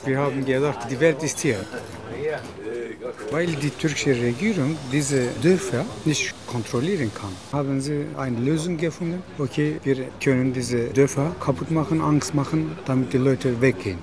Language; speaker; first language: German; non-native, learner; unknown